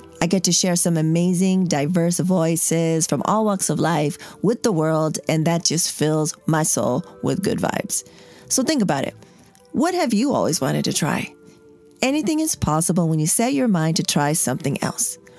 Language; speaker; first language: English; native; English